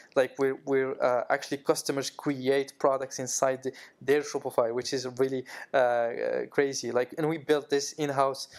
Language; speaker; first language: English; non-native, fluent; Arabic